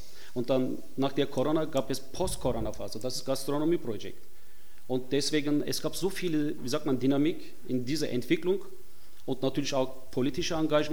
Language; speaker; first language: German; non-native, fluent; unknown